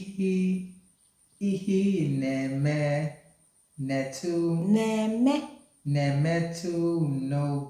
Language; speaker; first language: Igbo; non-native, learner; English